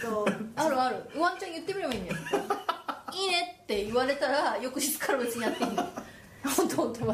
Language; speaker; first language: Japanese; native; Japanese